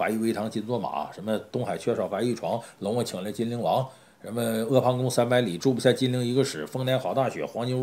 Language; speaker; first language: Chinese; native; Chinese